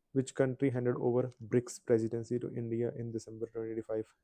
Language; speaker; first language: English; non-native, local second language; Punjabi